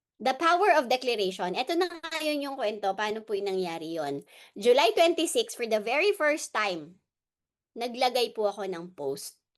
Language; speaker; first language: Filipino; non-native, local second language; Hiligaynon